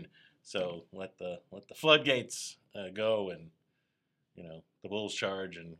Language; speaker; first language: English; native; English